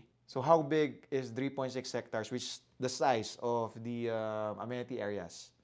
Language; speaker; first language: English; non-native, local second language; Filipino